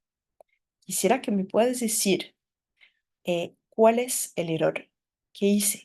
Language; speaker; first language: Spanish; non-native, fluent; French